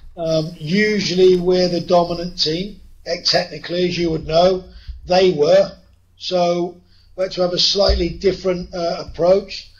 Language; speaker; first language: English; native; English